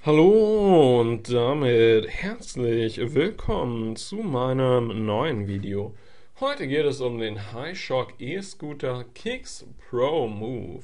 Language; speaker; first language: German; native; German